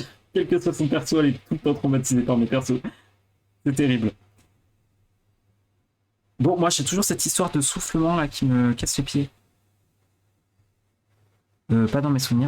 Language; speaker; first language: French; native; French